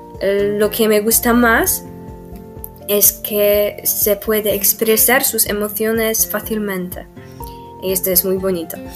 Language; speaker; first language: Spanish; non-native, learner; Polish